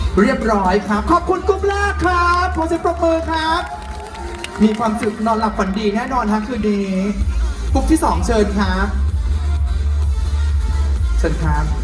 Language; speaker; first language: Thai; native; Thai